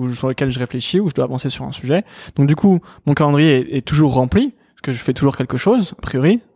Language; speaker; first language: French; native; French